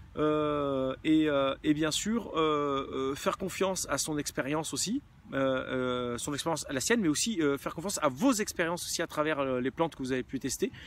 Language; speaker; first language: French; native; French